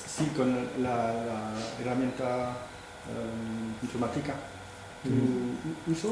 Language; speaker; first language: Spanish; non-native, fluent; French